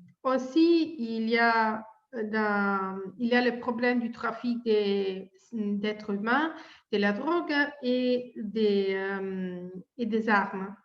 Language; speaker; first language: French; non-native, fluent; Italian